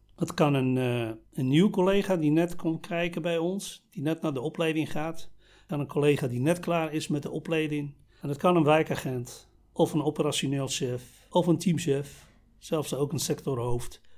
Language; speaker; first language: Dutch; non-native, fluent; Arabic